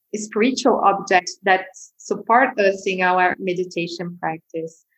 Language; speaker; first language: English; non-native, fluent; Portuguese